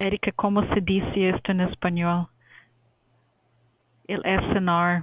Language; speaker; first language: Spanish; non-native, fluent; Portuguese